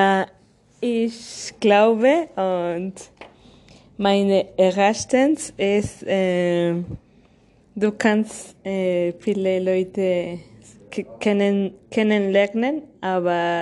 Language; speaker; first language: German; non-native, learner; Spanish